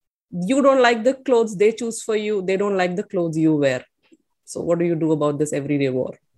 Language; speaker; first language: English; non-native, local second language; Hindi